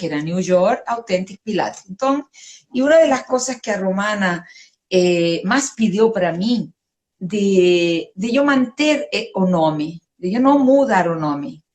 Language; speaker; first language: Portuguese; non-native, fluent; Spanish